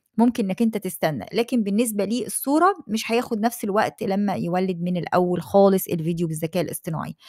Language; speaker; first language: Arabic; native; Arabic